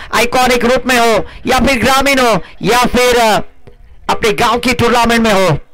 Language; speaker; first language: Hindi; non-native, local second language; Marathi